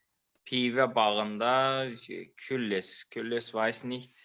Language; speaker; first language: German; non-native, learner; Azerbaijani